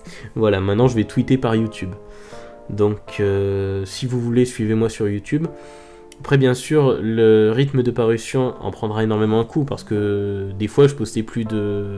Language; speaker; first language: French; native; French